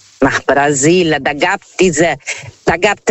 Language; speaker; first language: German; non-native, fluent; Portuguese